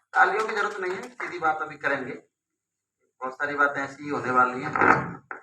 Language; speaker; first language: Hindi; non-native, local second language; Punjabi